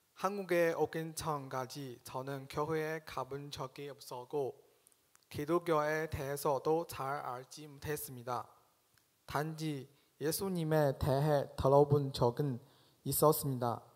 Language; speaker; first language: Korean; non-native, fluent; Chinese